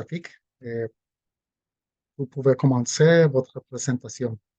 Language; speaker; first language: French; non-native, fluent; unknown